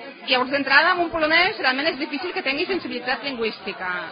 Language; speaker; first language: Catalan; non-native, fluent; Polish